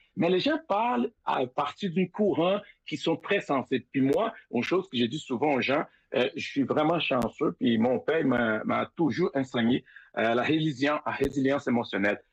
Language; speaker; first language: French; non-native, fluent; Portuguese